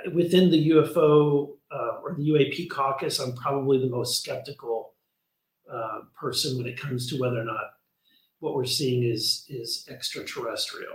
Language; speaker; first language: English; native; English